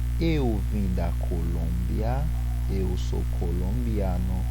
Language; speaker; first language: Portuguese; non-native, fluent; Haitian Creole